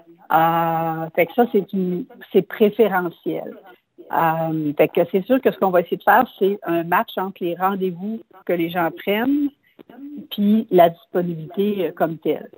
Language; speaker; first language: French; native; French